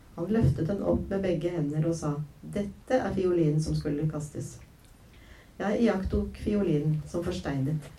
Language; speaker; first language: Norwegian; native; Norwegian